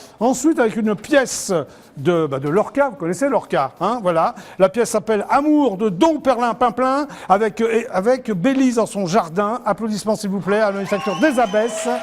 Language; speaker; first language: French; native; French